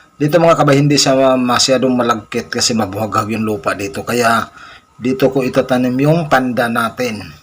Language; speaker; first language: Filipino; non-native, local second language; Cebuano